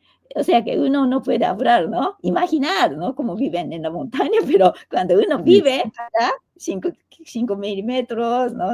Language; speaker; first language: Spanish; non-native, fluent; Japanese